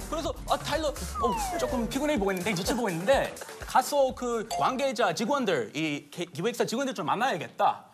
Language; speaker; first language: Korean; non-native, fluent; English